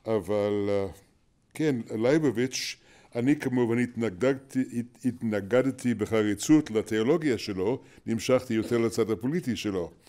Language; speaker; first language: Hebrew; non-native, fluent; English